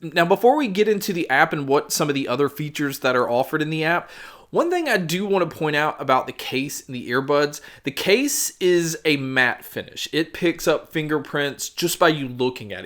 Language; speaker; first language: English; native; English